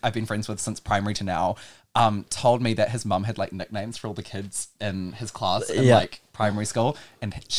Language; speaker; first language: English; native; English